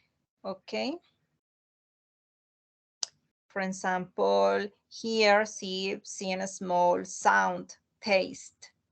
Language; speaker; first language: English; non-native, learner; Spanish